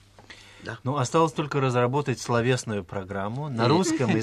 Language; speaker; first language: Russian; native; Russian